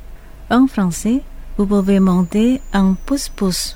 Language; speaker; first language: French; non-native, fluent; Indonesian